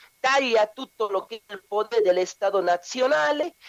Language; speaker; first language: Italian; non-native, learner; Spanish